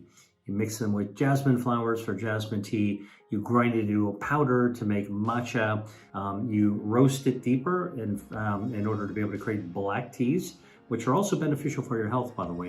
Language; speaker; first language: English; native; English